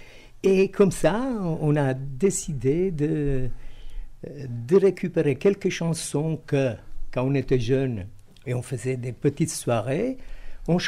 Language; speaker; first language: French; non-native, fluent; Italian